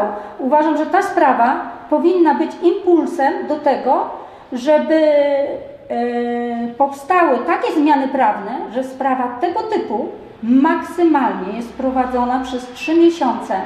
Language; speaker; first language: Polish; native; Polish